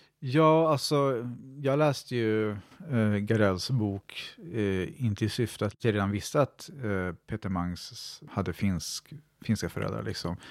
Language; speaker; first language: Swedish; native; Swedish